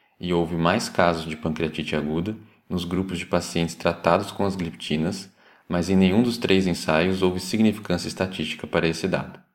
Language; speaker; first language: Portuguese; native; Portuguese